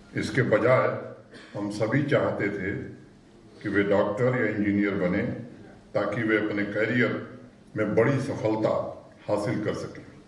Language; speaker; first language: Hindi; native; Hindi